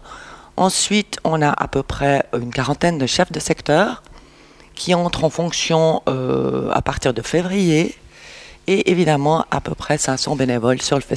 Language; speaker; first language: French; native; French